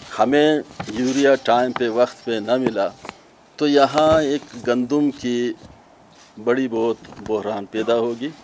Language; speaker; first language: Urdu; non-native, local second language; Baluchi